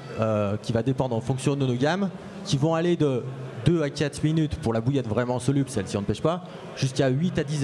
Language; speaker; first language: French; native; French